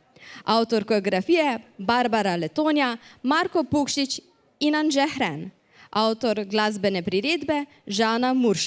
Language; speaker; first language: Slovenian; native; Slovenian